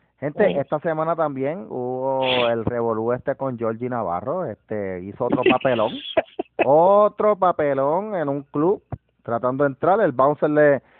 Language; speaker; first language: Spanish; native; Spanish